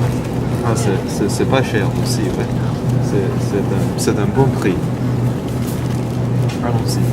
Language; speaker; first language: French; non-native, learner; English